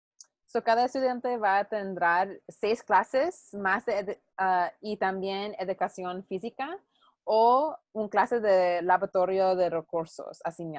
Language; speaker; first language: Spanish; non-native, learner; English